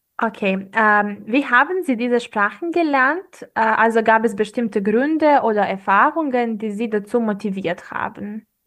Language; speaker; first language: German; non-native, fluent; Serbian